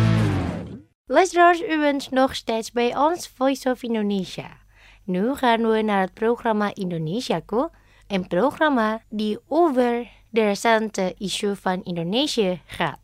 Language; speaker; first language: Dutch; non-native, fluent; Indonesian